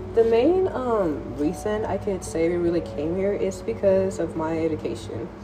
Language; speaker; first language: English; non-native, fluent; Spanish